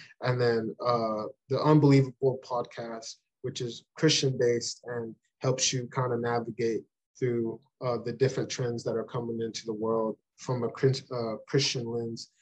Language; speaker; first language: English; early bilingual, other home language; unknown